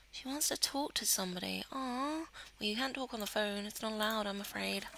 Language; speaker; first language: English; native; English